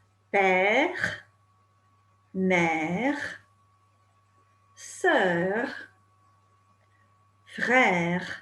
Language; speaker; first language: French; non-native, fluent; English